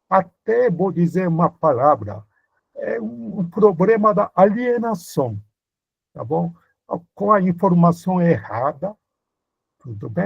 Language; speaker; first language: Portuguese; non-native, fluent; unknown